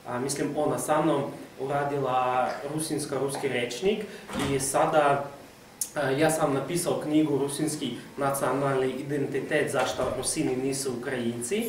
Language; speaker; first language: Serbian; non-native, fluent; Russian